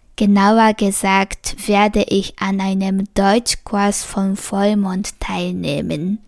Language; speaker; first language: German; non-native, fluent; Japanese